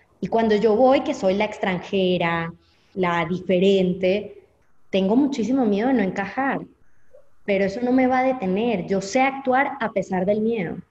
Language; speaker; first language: Spanish; native; Spanish